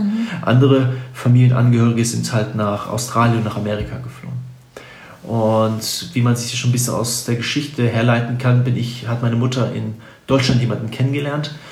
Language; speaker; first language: German; native; German